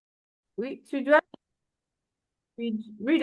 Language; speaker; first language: French; non-native, fluent; English